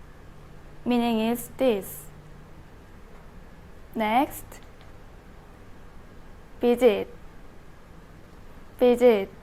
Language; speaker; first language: English; non-native, learner; Indonesian